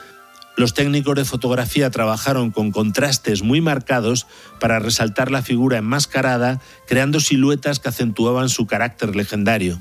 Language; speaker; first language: Spanish; native; Spanish